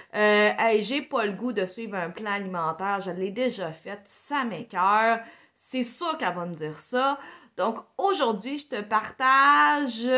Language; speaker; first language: French; native; French